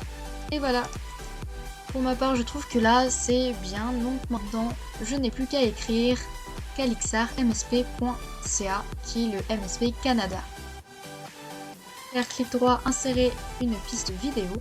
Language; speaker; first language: French; native; French